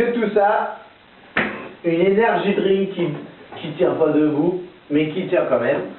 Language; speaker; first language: French; native; French